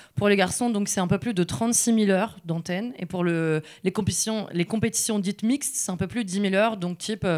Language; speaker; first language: French; native; French